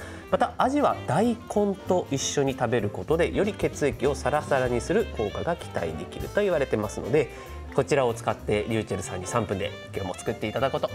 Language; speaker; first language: Japanese; native; Japanese